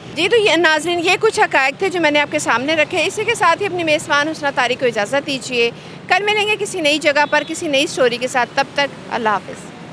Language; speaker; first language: Urdu; non-native, local second language; Punjabi